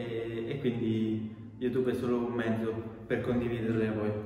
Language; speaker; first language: Italian; native; Italian